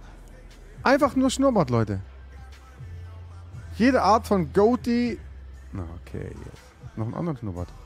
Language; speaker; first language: German; native; German